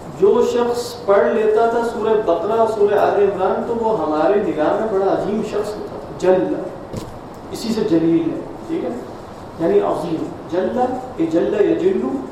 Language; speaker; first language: Urdu; native; Urdu